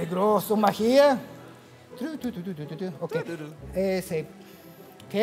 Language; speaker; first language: Spanish; non-native, learner; Japanese